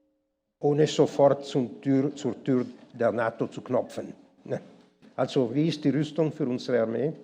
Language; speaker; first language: German; non-native, local second language; Italian